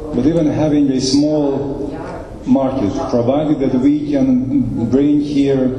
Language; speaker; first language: English; non-native, fluent; Romanian